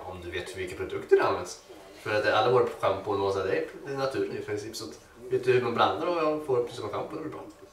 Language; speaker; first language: Swedish; native; Swedish